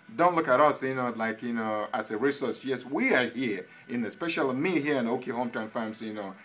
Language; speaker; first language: English; non-native, local second language; Igbo